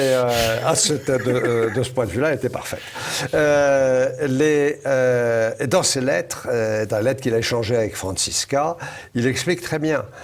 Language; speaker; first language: French; native; French